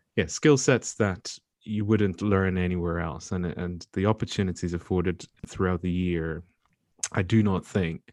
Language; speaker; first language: English; non-native, local second language; Yoruba